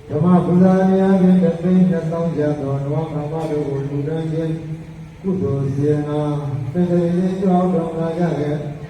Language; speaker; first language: Burmese; native; Burmese